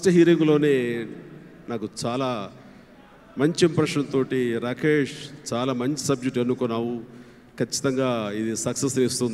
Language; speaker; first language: Telugu; native; Telugu